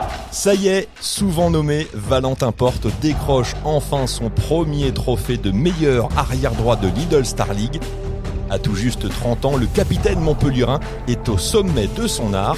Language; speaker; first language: French; native; French